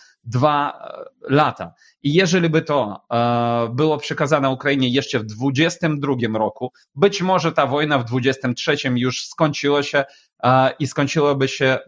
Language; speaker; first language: Polish; non-native, fluent; Ukrainian